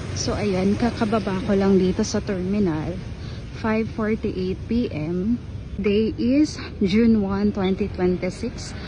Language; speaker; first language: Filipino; non-native, local second language; Bikol